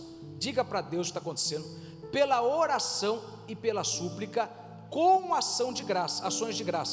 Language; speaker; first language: Portuguese; native; Portuguese